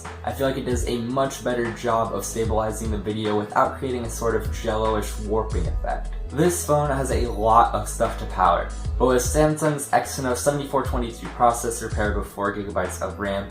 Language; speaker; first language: English; native; English